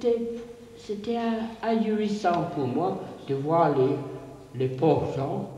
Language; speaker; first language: French; non-native, fluent; English